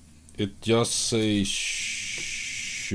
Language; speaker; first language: English; non-native, fluent; Danish